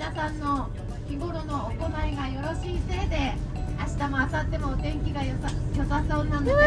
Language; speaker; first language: Japanese; native; Japanese